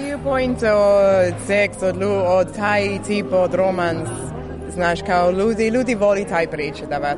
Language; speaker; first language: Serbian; non-native, learner; English